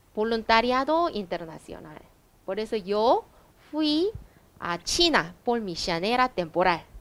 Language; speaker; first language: Spanish; non-native, learner; Korean